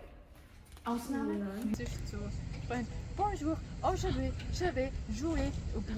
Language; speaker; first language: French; non-native, learner; German